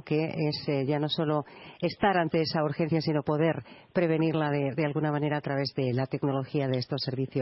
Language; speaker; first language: Spanish; native; Spanish